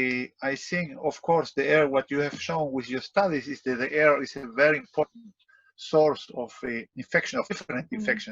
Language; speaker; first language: English; non-native, fluent; Spanish